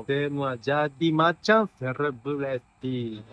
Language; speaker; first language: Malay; non-native, fluent; Japanese